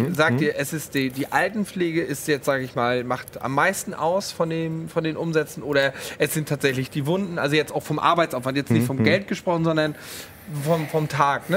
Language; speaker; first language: German; native; German